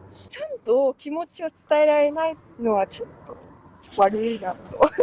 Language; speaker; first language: Japanese; non-native, fluent; French